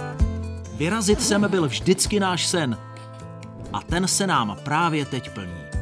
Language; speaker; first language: Czech; native; Czech